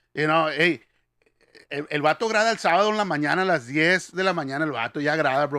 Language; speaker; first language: Spanish; early bilingual, heritage; Spanish